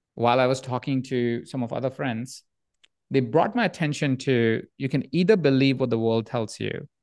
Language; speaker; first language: English; non-native, local second language; Hindi